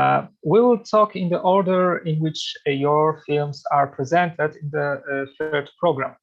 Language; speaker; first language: English; non-native, fluent; Polish